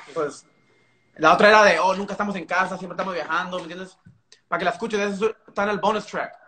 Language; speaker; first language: Spanish; early bilingual, heritage; Spanish